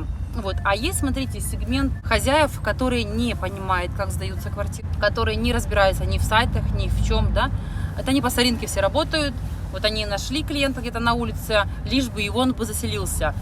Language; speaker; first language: Russian; native; Russian